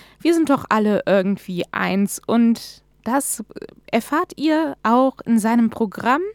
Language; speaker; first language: German; native; German